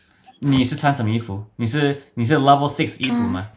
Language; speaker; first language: Chinese; early bilingual, heritage; Chinese